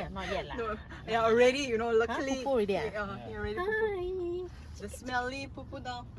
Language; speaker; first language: English; non-native, fluent; Korean